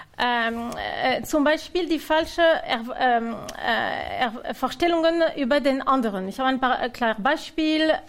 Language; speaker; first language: German; non-native, fluent; French